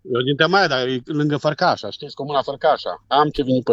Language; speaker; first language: Romanian; native; Romanian